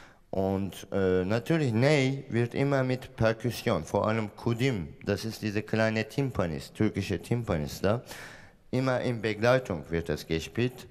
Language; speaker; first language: German; non-native, fluent; Turkish